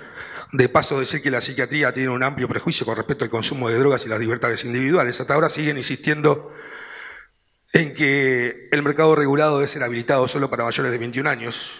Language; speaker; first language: Spanish; native; Spanish